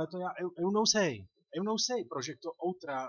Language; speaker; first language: Portuguese; non-native, learner; Czech